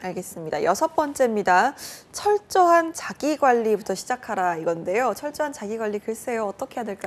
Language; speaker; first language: Korean; native; Korean